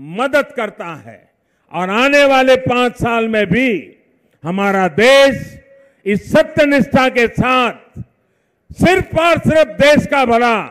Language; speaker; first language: Hindi; non-native, local second language; Gujarati